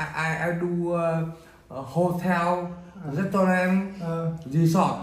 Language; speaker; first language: English; non-native, learner; Vietnamese